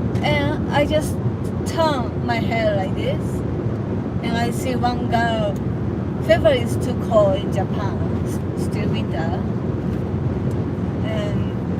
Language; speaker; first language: English; non-native, learner; Japanese